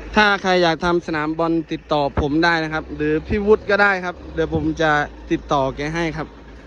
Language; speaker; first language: Thai; non-native, local second language; Northern Khmer